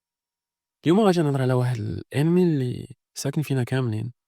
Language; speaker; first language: Arabic; native; Arabic